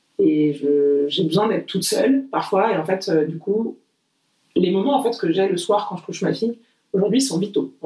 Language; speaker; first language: French; early bilingual, other home language; Portuguese